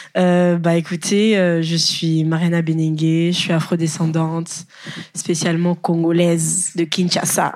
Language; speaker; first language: French; non-native, local second language; Lingala